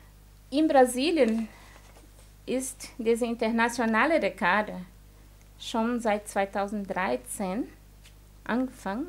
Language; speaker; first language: German; non-native, fluent; Portuguese